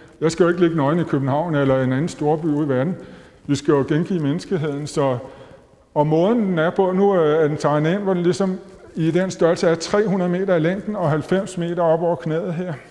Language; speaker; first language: Danish; native; Danish